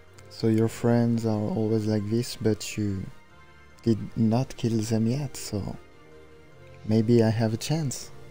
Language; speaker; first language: English; non-native, fluent; French